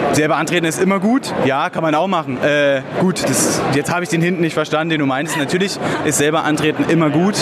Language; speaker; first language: German; native; German